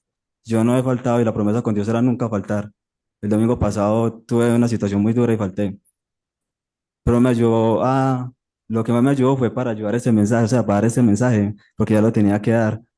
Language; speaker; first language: Spanish; native; Spanish